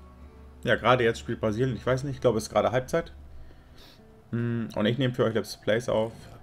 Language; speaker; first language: German; native; German